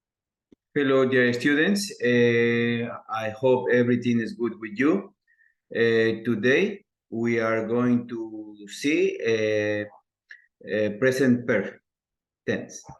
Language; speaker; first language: English; non-native, learner; Spanish